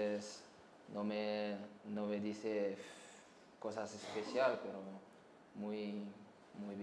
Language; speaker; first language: Spanish; non-native, learner; French